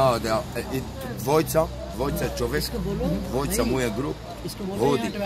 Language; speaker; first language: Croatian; non-native, learner; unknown